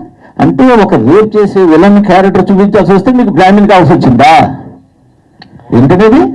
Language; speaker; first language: Telugu; native; Telugu